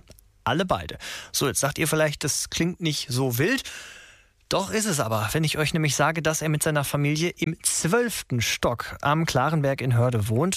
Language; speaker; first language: German; native; German